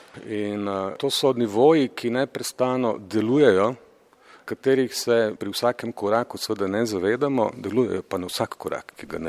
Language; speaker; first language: Slovenian; native; Slovenian